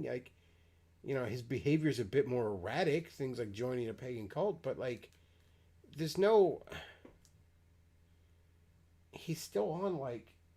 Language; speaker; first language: English; native; English